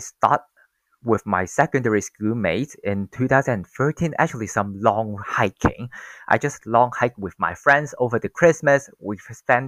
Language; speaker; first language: English; non-native, local second language; Cantonese